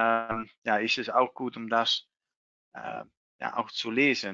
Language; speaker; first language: German; non-native, learner; Dutch